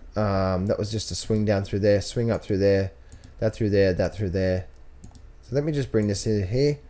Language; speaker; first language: English; native; English